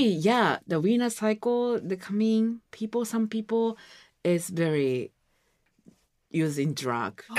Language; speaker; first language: English; non-native, learner; Japanese